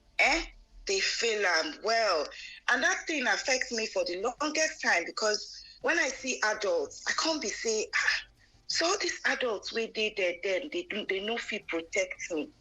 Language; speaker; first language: Nigerian Pidgin; non-native, local second language; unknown